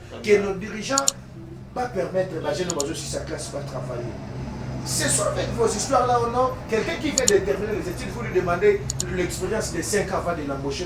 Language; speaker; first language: French; non-native, local second language; Lingala